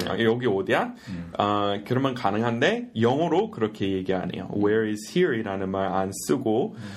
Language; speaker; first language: Korean; non-native, fluent; English